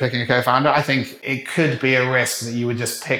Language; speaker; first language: English; native; English